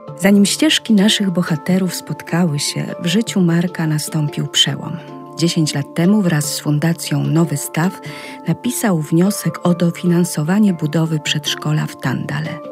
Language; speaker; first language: Polish; native; Polish